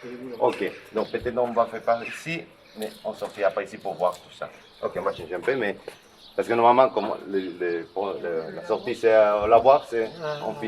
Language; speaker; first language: French; non-native, local second language; Catalan